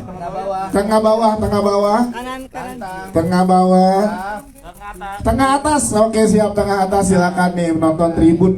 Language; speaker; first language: Indonesian; native; Indonesian